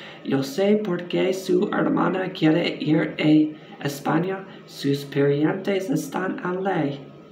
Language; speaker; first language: Spanish; non-native, learner; English